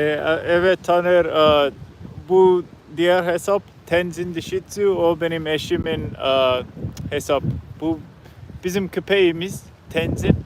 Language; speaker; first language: Turkish; non-native, learner; English